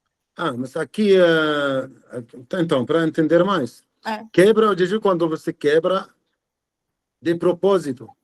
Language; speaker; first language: Portuguese; non-native, fluent; Arabic